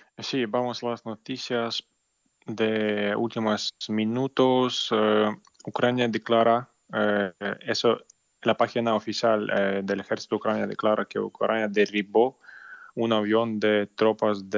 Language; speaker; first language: Spanish; non-native, learner; Ukrainian